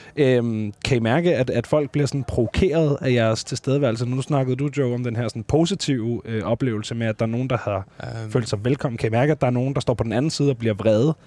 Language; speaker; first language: Danish; native; Danish